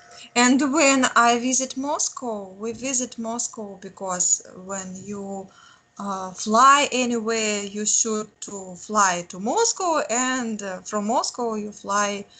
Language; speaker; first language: English; non-native, learner; Russian